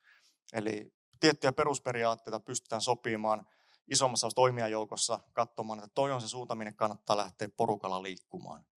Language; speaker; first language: Finnish; native; Finnish